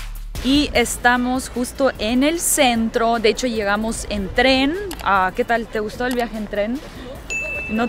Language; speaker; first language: Spanish; early bilingual, heritage; Russian